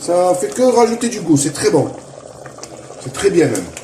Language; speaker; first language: French; non-native, local second language; Arabic